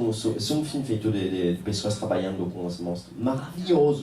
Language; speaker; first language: Portuguese; non-native, fluent; French